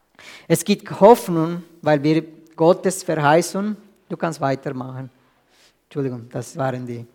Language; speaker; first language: German; non-native, fluent; Spanish